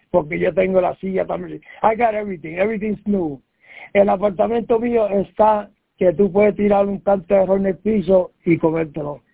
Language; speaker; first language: Spanish; native; Spanish